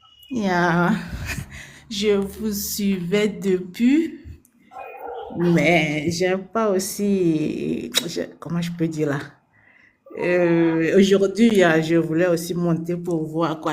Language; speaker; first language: French; non-native, local second language; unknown